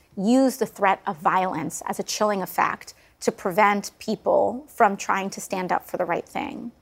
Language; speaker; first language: English; native; English